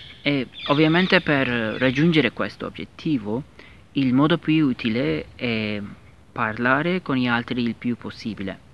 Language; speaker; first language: Italian; non-native, learner; Turkish